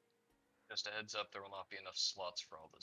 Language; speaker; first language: English; native; English